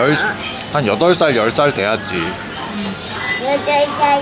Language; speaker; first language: Korean; native; Korean